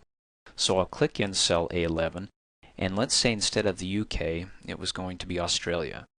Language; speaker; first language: English; native; English